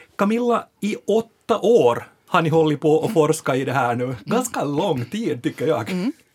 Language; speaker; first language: Swedish; native; Swedish